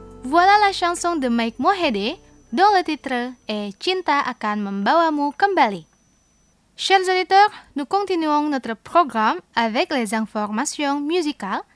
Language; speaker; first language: French; non-native, fluent; Indonesian